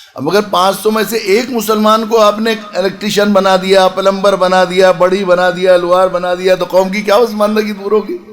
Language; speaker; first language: Urdu; native; Urdu